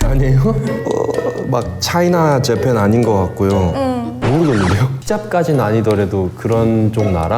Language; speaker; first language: Korean; native; Korean